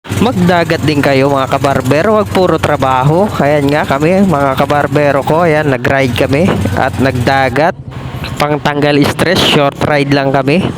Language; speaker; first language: Filipino; native; Filipino